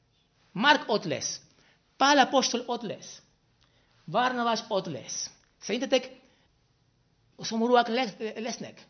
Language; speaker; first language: Hungarian; non-native, fluent; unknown